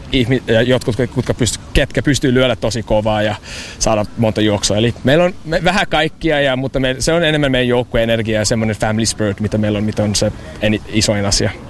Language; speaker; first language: Finnish; non-native, fluent; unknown